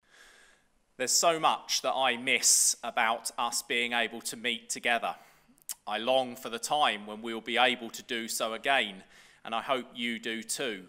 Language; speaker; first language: English; native; English